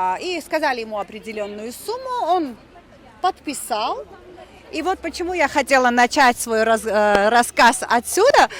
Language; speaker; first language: Russian; non-native, local second language; Armenian